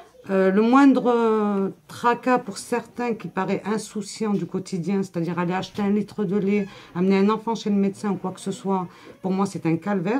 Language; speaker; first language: French; native; French